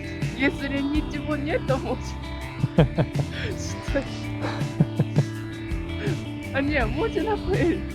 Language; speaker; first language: Russian; non-native, learner; Japanese